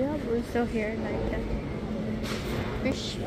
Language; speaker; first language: English; non-native, local second language; Filipino